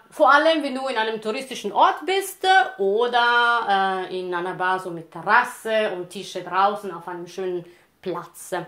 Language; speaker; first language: German; non-native, fluent; Italian